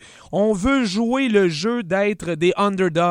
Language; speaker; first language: French; native; French